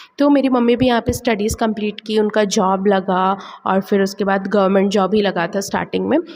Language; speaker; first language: Hindi; non-native, local second language; Malayalam